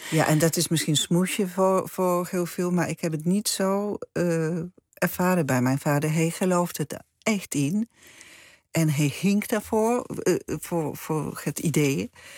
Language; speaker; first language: Dutch; non-native, fluent; Polish